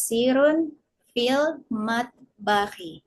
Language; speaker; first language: Arabic; non-native, learner; Indonesian